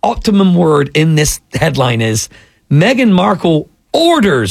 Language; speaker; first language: English; native; English